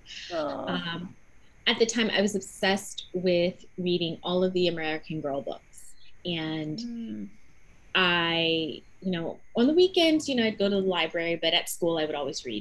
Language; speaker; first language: English; native; English